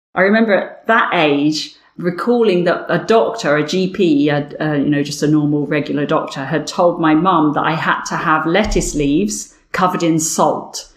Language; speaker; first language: English; native; English